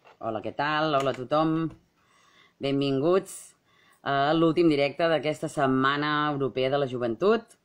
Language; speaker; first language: Catalan; native; Catalan